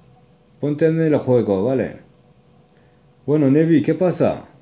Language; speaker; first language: Spanish; non-native, learner; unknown